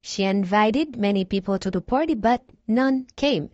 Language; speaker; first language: English; non-native, fluent; Haitian Creole